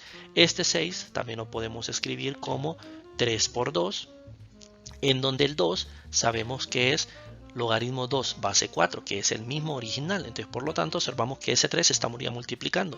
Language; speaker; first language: Spanish; native; Spanish